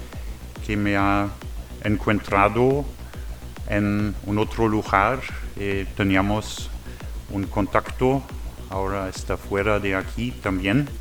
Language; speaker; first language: Spanish; non-native, learner; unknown